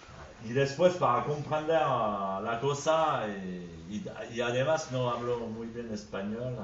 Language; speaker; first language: Spanish; non-native, fluent; French